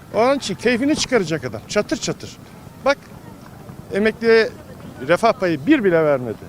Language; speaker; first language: Turkish; native; Turkish